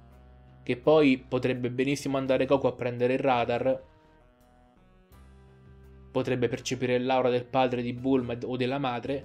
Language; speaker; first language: Italian; native; Italian